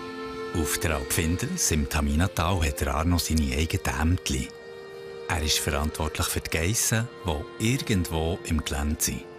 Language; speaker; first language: German; native; German